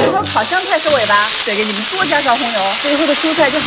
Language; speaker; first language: Chinese; native; Chinese